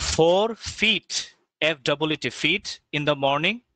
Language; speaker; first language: English; non-native, local second language; Bangla